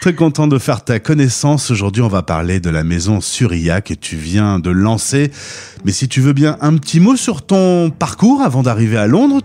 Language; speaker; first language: French; native; French